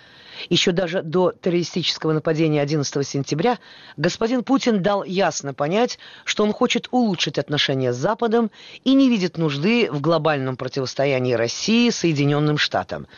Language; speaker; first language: Russian; native; Russian